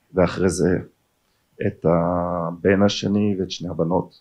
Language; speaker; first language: Hebrew; early bilingual, other home language; German